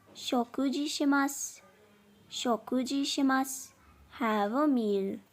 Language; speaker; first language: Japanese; non-native, fluent; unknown